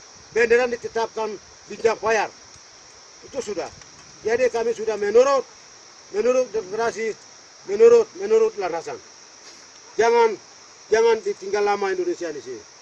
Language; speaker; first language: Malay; non-native, local second language; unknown